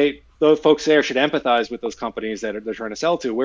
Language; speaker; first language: English; native; English